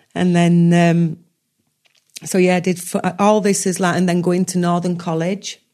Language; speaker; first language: English; native; English